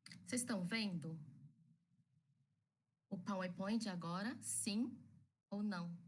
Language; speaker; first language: Portuguese; early bilingual, other home language; Chinese